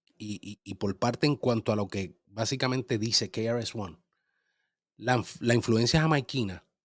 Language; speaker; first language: Spanish; early bilingual, heritage; Spanish